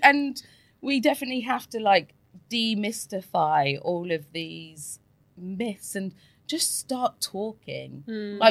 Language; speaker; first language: English; native; English